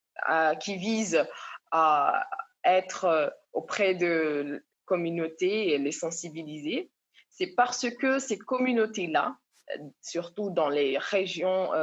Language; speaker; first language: French; non-native, local second language; Comorian